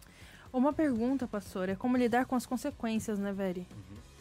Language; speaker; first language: Portuguese; native; Portuguese